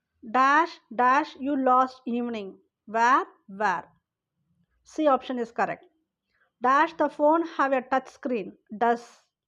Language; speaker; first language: English; non-native, local second language; Tamil